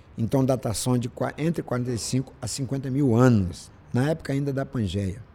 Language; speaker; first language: Portuguese; non-native, local second language; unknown